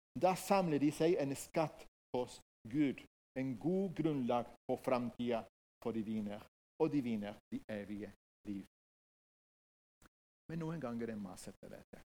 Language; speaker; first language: Norwegian; non-native, fluent; Spanish